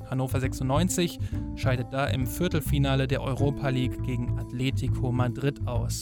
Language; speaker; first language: German; native; German